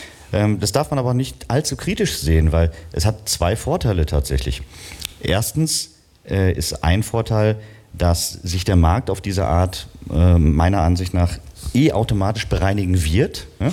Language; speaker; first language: German; native; German